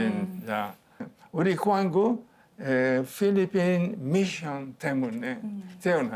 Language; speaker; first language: Korean; non-native, learner; Spanish